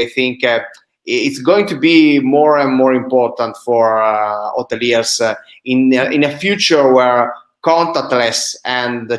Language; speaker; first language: English; non-native, fluent; Italian